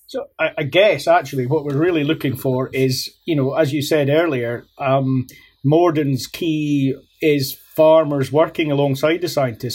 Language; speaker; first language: English; native; English